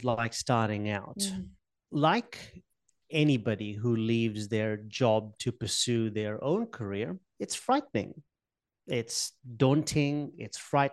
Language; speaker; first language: English; non-native, local second language; Gujarati